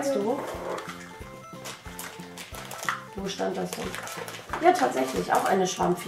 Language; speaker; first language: German; native; German